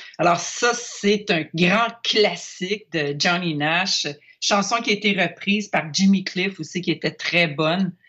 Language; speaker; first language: French; native; French